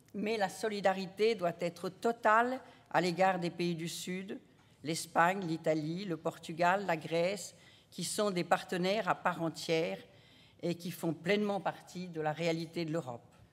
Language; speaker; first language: French; native; French